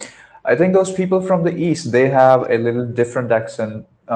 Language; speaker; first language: English; non-native, local second language; Marathi